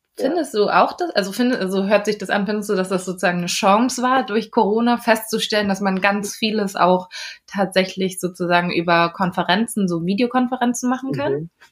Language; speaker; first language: German; native; German